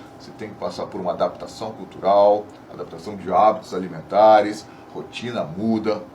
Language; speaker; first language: Portuguese; native; Portuguese